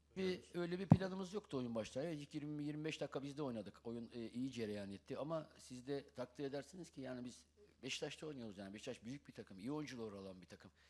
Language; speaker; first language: Turkish; native; Turkish